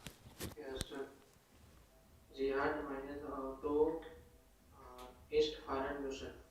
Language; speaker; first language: German; non-native, learner; Hindi